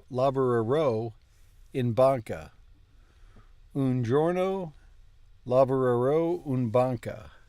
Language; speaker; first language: Italian; non-native, learner; English